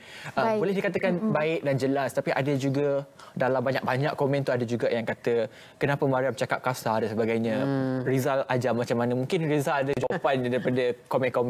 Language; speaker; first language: Malay; native; Malay